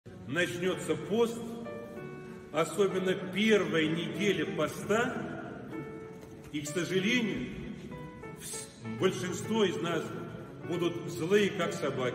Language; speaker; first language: Russian; native; Russian